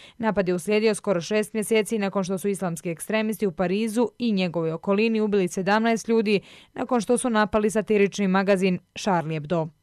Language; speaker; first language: Croatian; native; Croatian